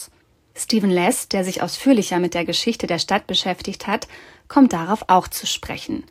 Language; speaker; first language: German; native; German